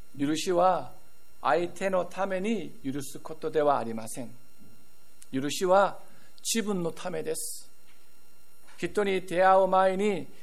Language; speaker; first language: Japanese; non-native, fluent; Korean